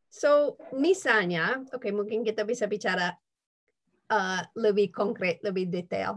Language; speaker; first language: Indonesian; non-native, fluent; English